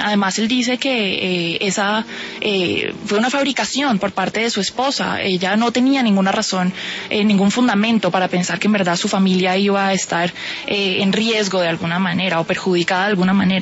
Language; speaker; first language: Spanish; native; Spanish